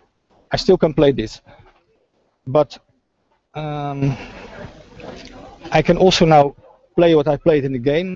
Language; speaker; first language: English; non-native, fluent; Dutch